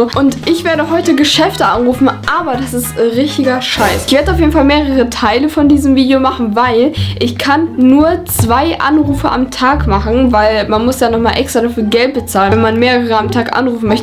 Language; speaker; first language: German; native; German